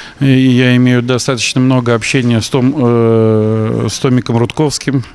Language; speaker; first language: Russian; native; Russian